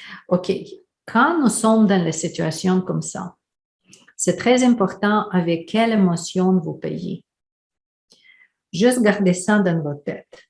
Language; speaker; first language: French; non-native, fluent; Ukrainian